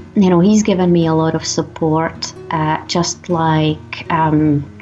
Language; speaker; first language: English; non-native, fluent; Czech